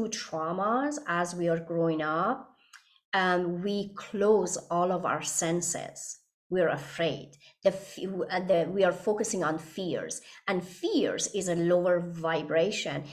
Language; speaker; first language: English; non-native, fluent; Persian